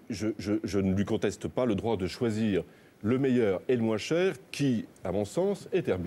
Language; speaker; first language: French; native; French